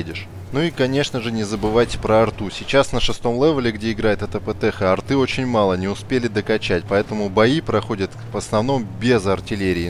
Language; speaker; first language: Russian; native; Russian